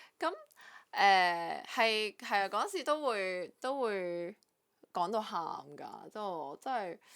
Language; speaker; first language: Cantonese; native; Cantonese